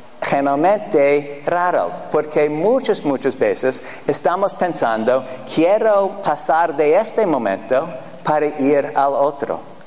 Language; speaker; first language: Spanish; non-native, fluent; English